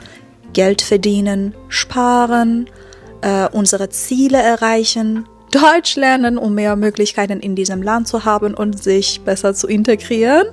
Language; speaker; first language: German; non-native, fluent; Persian